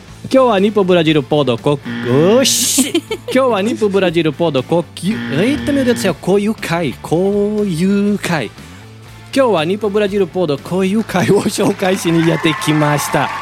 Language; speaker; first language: Japanese; non-native, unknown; Portuguese